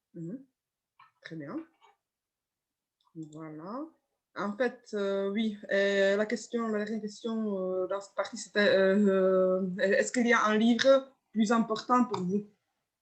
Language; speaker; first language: French; non-native, fluent; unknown